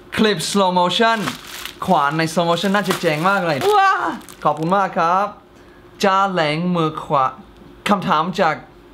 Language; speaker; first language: Thai; non-native, fluent; English